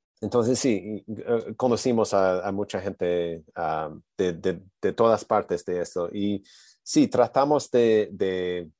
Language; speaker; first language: Spanish; non-native, learner; English